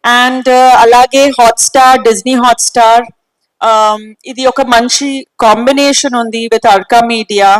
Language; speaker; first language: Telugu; non-native, fluent; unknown